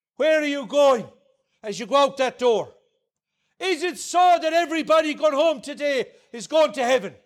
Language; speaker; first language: English; native; English